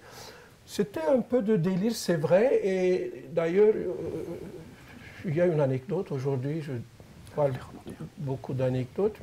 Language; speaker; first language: French; non-native, fluent; Turkish